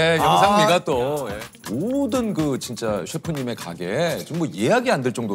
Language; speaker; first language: Korean; native; Korean